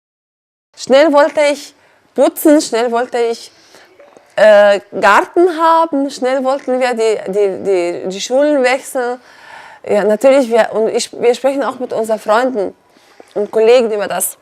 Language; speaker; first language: German; non-native, learner; Arabic